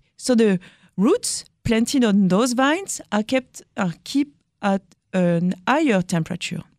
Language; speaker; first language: English; non-native, fluent; French